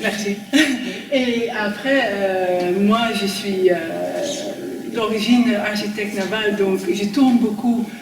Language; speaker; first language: French; non-native, fluent; Dutch